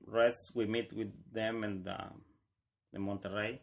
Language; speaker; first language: English; non-native, learner; Spanish